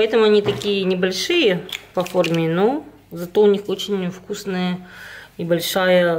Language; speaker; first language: Russian; native; Russian